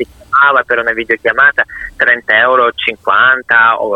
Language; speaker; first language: Italian; non-native, fluent; Turkish